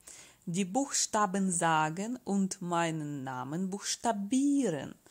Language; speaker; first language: German; non-native, fluent; Russian